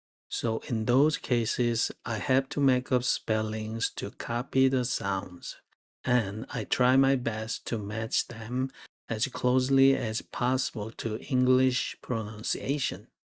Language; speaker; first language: English; non-native, fluent; Korean